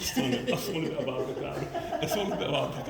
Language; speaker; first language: Arabic; non-native, learner; Urdu